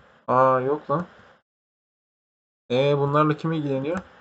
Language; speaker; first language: Turkish; native; Turkish